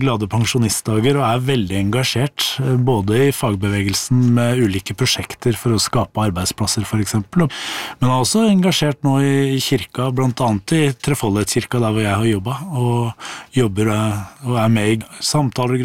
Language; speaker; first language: Norwegian; native; Norwegian